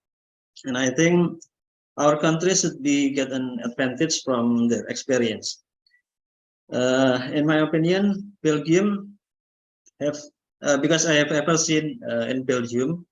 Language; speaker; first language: English; non-native, learner; Indonesian